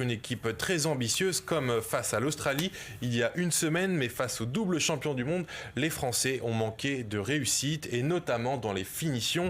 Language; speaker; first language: French; native; French